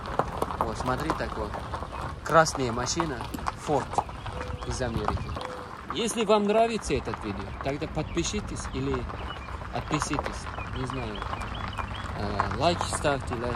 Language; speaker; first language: Russian; non-native, learner; Uzbek